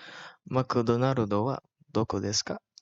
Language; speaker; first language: Japanese; non-native, learner; English